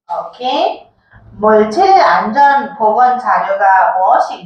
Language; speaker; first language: Korean; non-native, fluent; Nepali